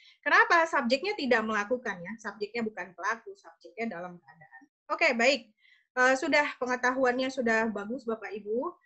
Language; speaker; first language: Indonesian; native; Indonesian